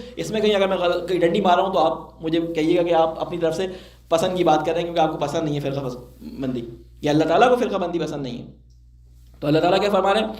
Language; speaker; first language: Urdu; native; Urdu